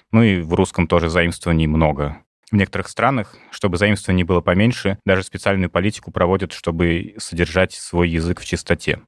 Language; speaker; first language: Russian; native; Russian